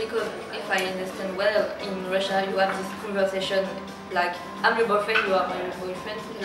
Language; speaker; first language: English; non-native, learner; French